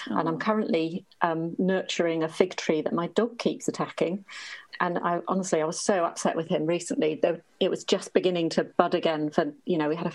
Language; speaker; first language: English; native; English